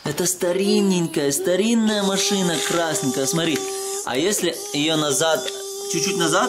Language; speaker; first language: Russian; native; Russian